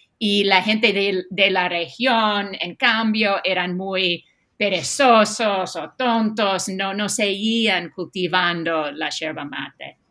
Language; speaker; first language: Spanish; non-native, fluent; English